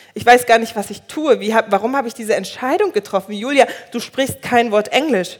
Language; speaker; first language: German; early bilingual, other home language; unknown